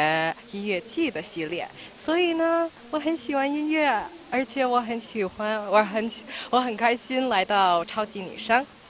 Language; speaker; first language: Chinese; early bilingual, heritage; Chinese